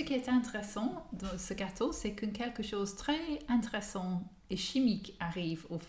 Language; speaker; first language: French; non-native, learner; English